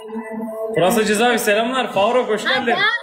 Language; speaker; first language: Turkish; native; Turkish